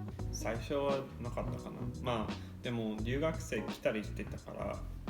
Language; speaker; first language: Japanese; non-native, fluent; English